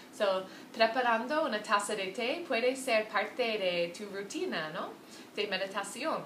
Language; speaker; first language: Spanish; non-native, fluent; English